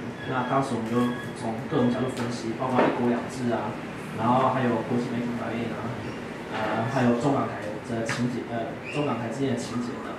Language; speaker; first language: Chinese; native; Chinese